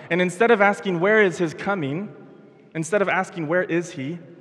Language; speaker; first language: English; native; English